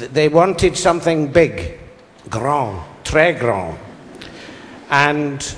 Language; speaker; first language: English; native; English